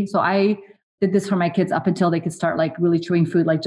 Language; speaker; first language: English; early bilingual, other home language; Arabic